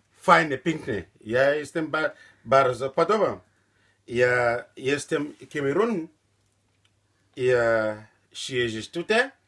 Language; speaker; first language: Polish; non-native, learner; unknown